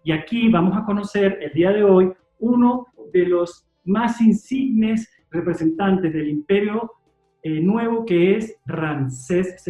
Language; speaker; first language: Spanish; native; Spanish